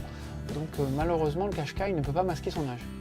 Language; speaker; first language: French; native; French